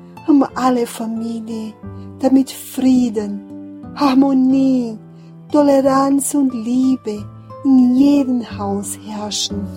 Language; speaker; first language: German; non-native, fluent; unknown